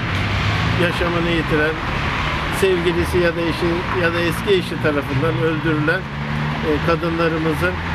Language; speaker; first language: Turkish; native; Turkish